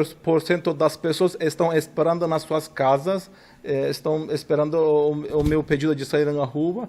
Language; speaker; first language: Portuguese; non-native, fluent; Turkish